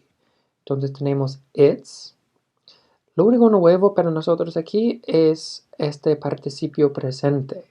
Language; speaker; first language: Spanish; non-native, fluent; English